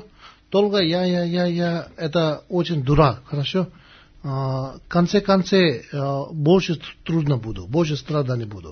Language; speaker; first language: Russian; non-native, learner; Tibetan